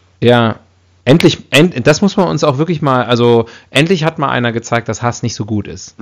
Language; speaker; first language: German; native; German